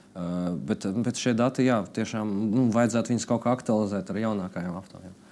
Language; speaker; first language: Latvian; non-native, local second language; Russian